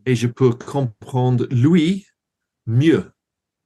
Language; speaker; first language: French; non-native, learner; English